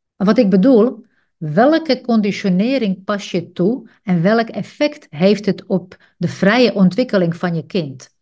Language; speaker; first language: Dutch; non-native, fluent; Czech